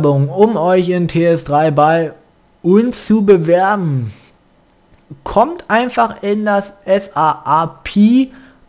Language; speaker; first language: German; native; German